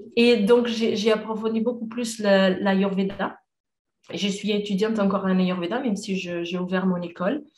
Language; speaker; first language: French; non-native, fluent; Portuguese